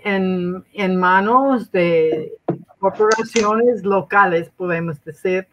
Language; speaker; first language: Spanish; non-native, fluent; English